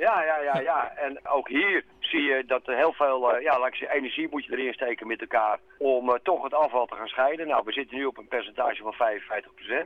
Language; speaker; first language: Dutch; native; Dutch